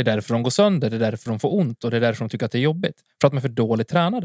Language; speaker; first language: Swedish; native; Swedish